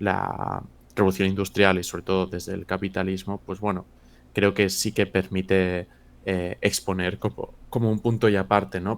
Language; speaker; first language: Spanish; native; Spanish